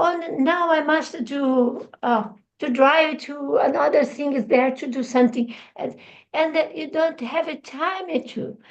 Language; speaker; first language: English; non-native, learner; Portuguese